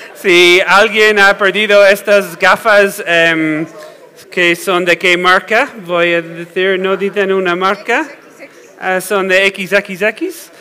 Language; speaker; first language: Spanish; non-native, fluent; English